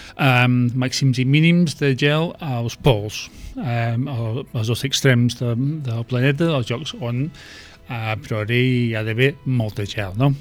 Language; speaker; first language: Catalan; non-native, fluent; English